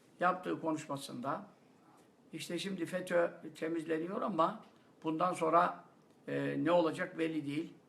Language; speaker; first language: Turkish; native; Turkish